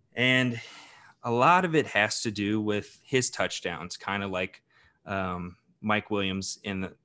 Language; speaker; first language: English; native; English